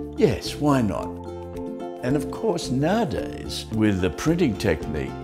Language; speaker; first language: English; native; English